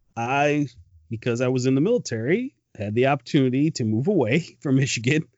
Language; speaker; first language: English; native; English